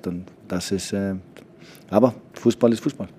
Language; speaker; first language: German; non-native, fluent; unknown